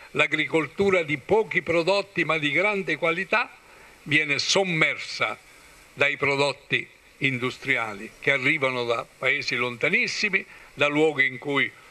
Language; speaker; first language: Italian; native; Italian